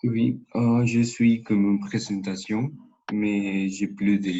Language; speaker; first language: French; non-native, learner; Spanish